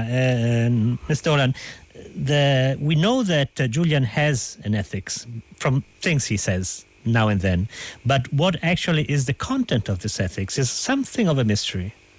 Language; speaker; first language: English; non-native, fluent; Italian